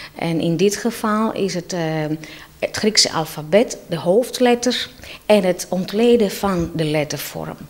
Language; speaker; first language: Dutch; non-native, fluent; Greek